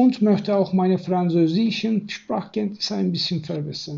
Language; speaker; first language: German; non-native, fluent; Turkish